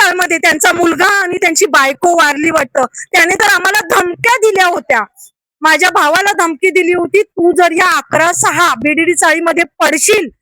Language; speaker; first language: Marathi; native; Marathi